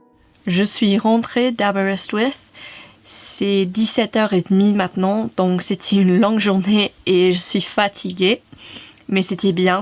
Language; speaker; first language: French; non-native, fluent; English